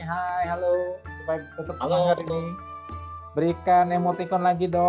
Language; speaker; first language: Indonesian; native; Indonesian